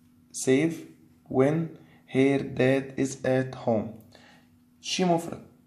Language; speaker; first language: English; non-native, fluent; Arabic